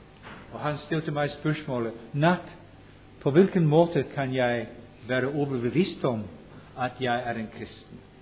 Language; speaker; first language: Norwegian; non-native, fluent; English